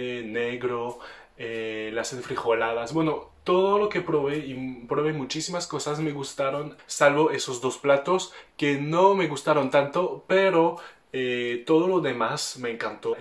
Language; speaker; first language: Spanish; non-native, fluent; French